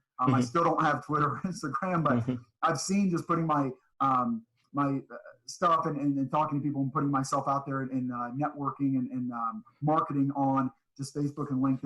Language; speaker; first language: English; native; English